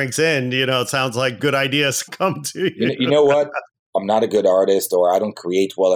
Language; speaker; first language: English; non-native, fluent; Hebrew